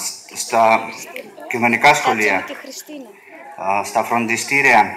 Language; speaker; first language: Greek; non-native, learner; Russian